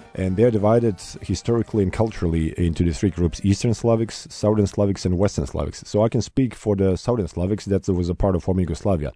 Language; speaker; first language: English; non-native, fluent; Bosnian